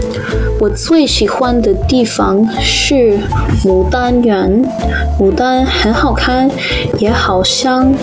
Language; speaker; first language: Chinese; non-native, learner; English